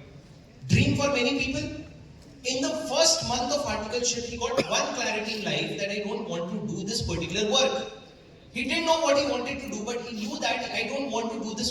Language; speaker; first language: English; non-native, local second language; Hindi